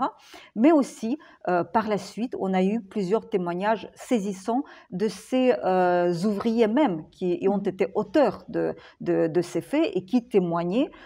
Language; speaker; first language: French; non-native, fluent; Ukrainian